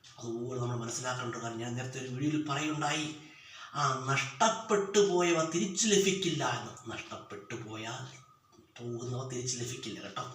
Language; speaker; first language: Malayalam; native; Malayalam